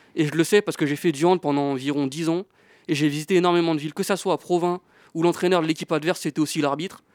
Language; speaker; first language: French; native; French